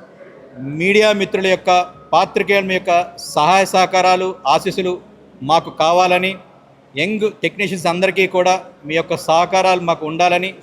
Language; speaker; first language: Telugu; native; Telugu